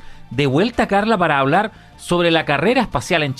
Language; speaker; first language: Spanish; native; Spanish